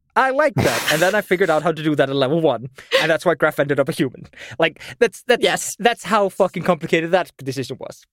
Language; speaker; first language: English; non-native, fluent; German